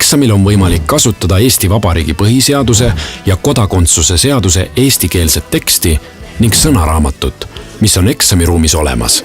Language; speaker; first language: Estonian; native; Estonian